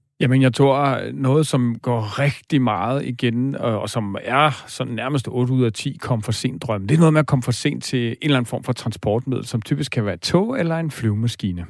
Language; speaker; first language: Danish; native; Danish